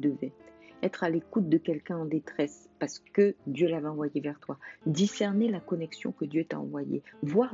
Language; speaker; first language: French; native; French